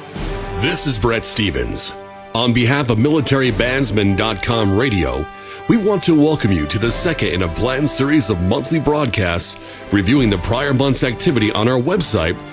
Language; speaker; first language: English; native; English